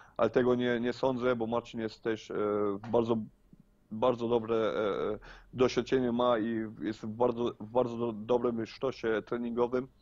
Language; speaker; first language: Polish; early bilingual, heritage; Polish